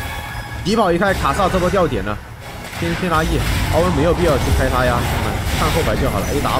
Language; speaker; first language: Chinese; native; Chinese